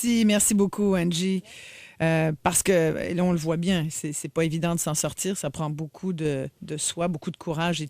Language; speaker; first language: French; native; French